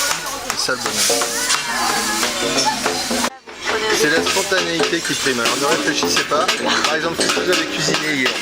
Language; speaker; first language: French; native; French